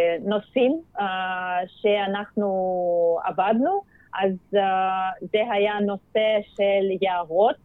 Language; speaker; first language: Hebrew; non-native, fluent; Russian